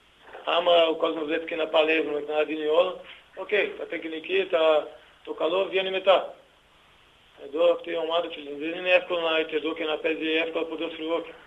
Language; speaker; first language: Greek; non-native, learner; Portuguese